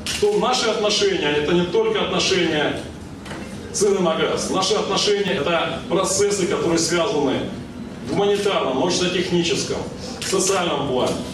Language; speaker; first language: Russian; non-native, local second language; Ukrainian